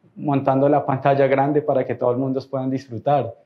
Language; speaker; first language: Spanish; early bilingual, heritage; Spanish